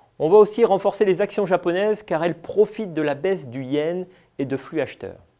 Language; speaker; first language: French; native; French